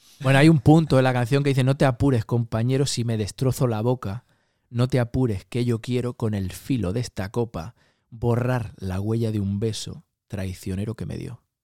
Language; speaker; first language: Spanish; native; Spanish